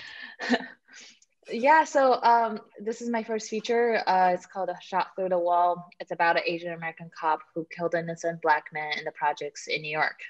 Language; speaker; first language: English; native; English